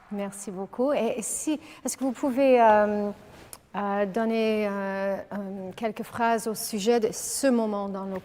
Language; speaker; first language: French; non-native, fluent; English